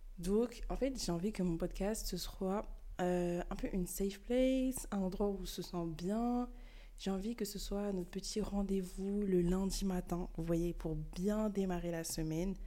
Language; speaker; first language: French; early bilingual, other home language; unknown